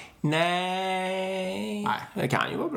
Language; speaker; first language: Swedish; native; Swedish